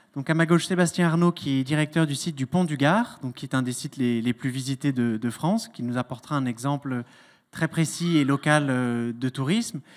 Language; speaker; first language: French; native; French